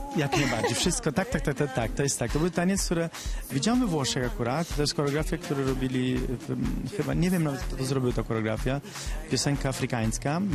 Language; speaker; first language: Polish; non-native, fluent; Italian